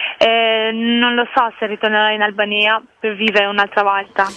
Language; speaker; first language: Italian; non-native, fluent; Albanian